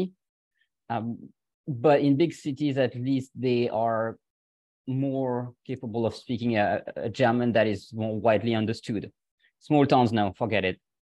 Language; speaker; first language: English; non-native, fluent; French